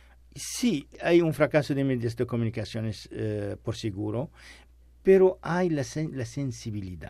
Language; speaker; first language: Spanish; non-native, learner; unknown